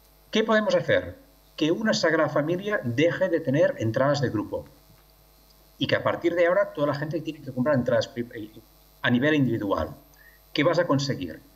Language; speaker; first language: Spanish; non-native, local second language; Catalan